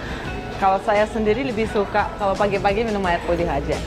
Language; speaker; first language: Indonesian; non-native, fluent; Russian